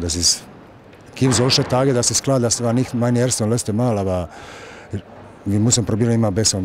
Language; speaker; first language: German; non-native, learner; Croatian